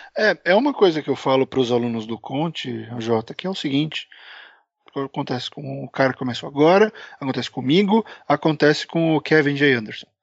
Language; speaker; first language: Portuguese; native; Portuguese